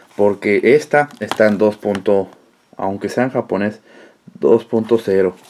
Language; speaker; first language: Spanish; early bilingual, heritage; Spanish